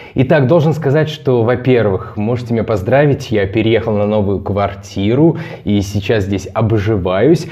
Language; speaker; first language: Russian; native; Russian